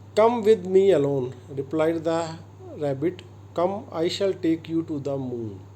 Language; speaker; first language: English; non-native, local second language; Punjabi